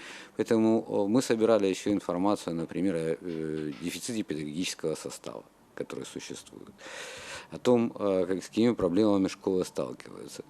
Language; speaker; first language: Russian; native; Russian